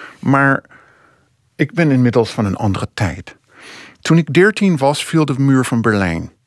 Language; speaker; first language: Dutch; non-native, fluent; English